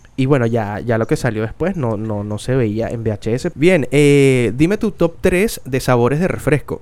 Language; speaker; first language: Spanish; native; Spanish